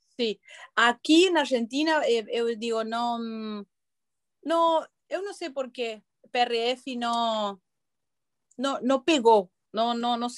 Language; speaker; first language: Portuguese; non-native, learner; Spanish